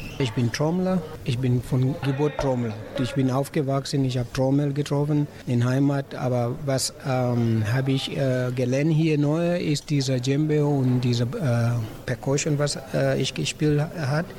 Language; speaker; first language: German; non-native, learner; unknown